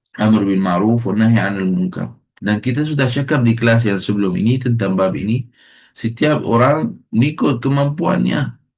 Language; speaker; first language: Malay; non-native, fluent; Arabic